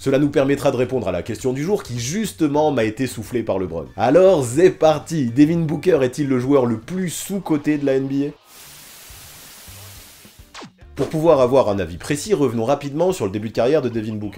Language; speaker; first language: French; native; French